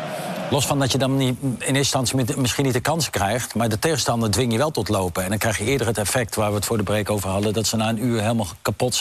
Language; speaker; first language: Dutch; native; Dutch